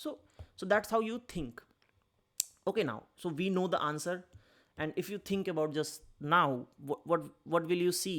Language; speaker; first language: English; non-native, local second language; Hindi